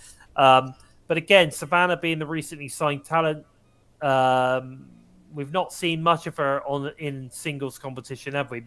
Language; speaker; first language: English; native; English